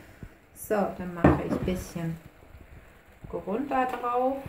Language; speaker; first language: German; non-native, fluent; Persian